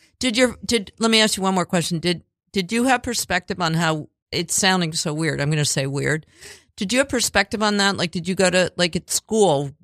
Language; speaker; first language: English; native; English